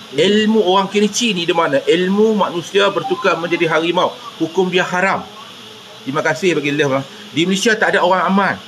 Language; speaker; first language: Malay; native; Malay